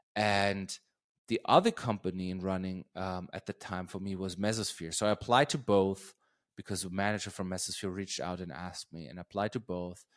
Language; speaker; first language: English; non-native, fluent; German